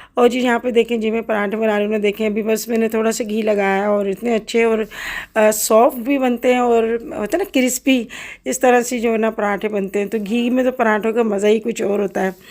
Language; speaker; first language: Urdu; native; Urdu